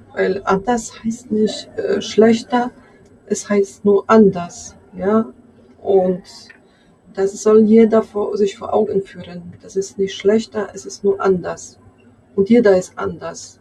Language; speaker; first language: German; non-native, fluent; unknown